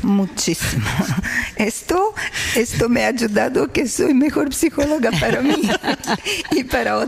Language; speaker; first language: Spanish; non-native, learner; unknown